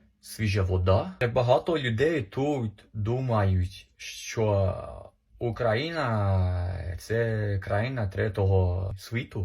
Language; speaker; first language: Ukrainian; non-native, fluent; English